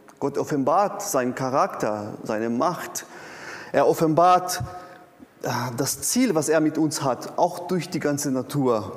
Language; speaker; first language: German; non-native, fluent; Portuguese